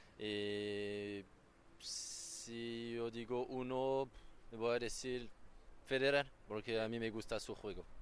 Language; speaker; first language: Spanish; non-native, learner; French